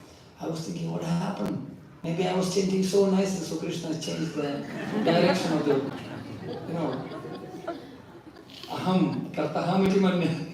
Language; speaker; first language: English; non-native, local second language; Hindi